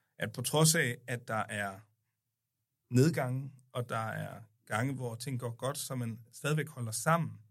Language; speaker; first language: Danish; early bilingual, other home language; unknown